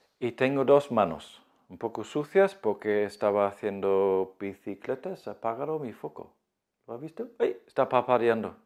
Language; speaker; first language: Spanish; non-native, fluent; English